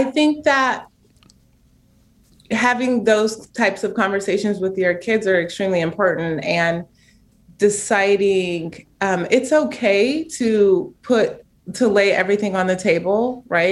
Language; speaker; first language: English; native; English